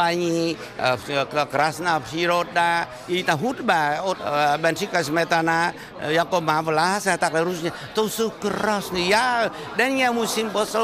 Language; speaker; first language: Czech; non-native, fluent; Vietnamese